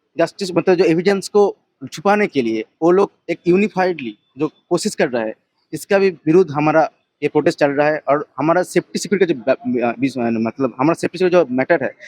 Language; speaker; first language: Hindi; non-native, local second language; Bangla